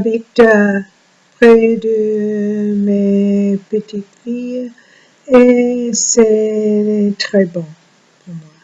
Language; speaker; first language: French; non-native, learner; English